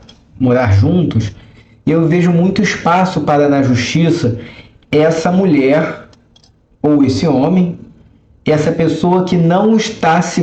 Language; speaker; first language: Portuguese; native; Portuguese